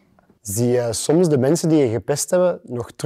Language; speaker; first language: Dutch; native; Dutch